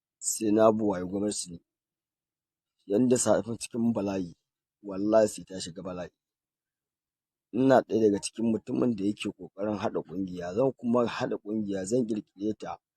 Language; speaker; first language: Hausa; native; Hausa